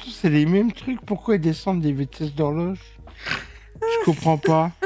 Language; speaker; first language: French; native; French